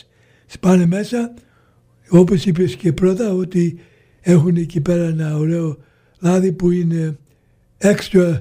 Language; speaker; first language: Greek; early bilingual, heritage; Greek